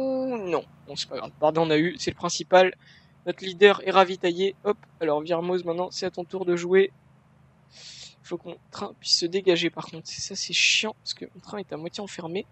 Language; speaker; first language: French; native; French